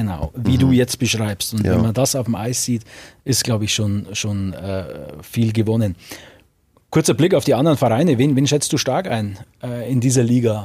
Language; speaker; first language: German; native; German